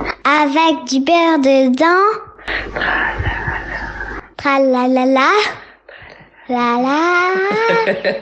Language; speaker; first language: French; native; French